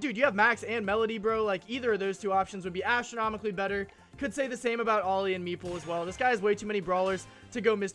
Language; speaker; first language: English; native; English